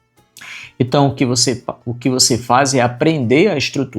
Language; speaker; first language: Portuguese; non-native, fluent; Spanish